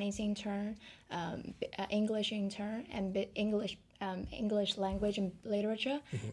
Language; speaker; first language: English; non-native, fluent; Chinese